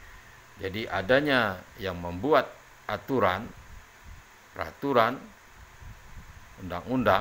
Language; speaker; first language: Indonesian; native; Indonesian